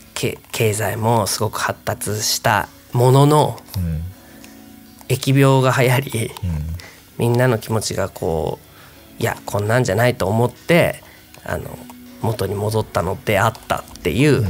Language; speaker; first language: Japanese; native; Japanese